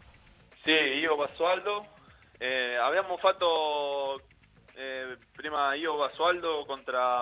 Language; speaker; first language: Italian; non-native, learner; Spanish